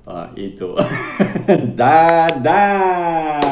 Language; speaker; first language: Indonesian; non-native, learner; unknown